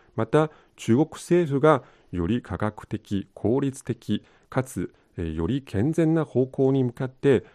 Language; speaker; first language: Japanese; non-native, fluent; Chinese